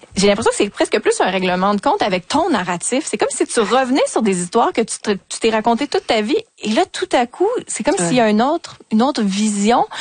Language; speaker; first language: French; native; French